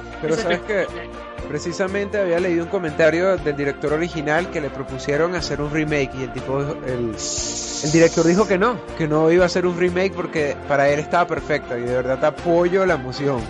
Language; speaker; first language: Spanish; native; Spanish